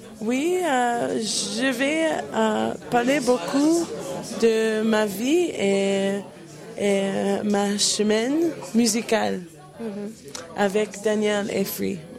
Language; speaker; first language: French; non-native, learner; English